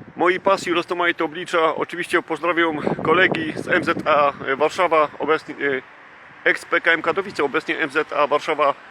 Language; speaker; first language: Polish; native; Polish